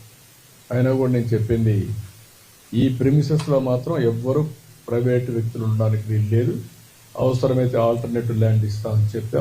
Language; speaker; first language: Telugu; native; Telugu